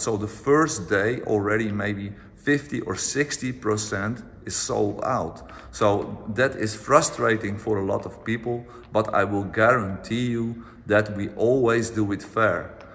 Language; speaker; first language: English; non-native, fluent; Dutch